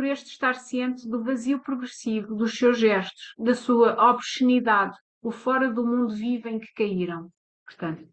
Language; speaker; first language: Portuguese; native; Portuguese